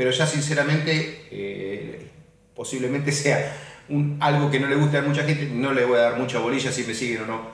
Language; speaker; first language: Spanish; native; Spanish